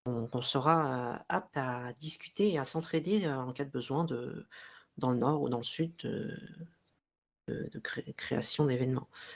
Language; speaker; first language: French; native; French